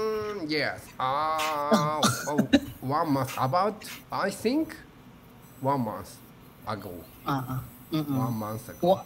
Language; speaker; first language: English; non-native, learner; Japanese